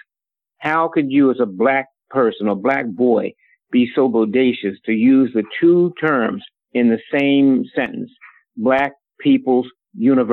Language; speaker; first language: English; native; English